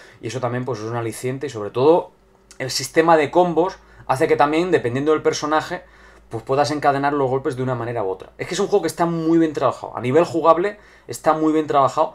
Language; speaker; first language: Spanish; native; Spanish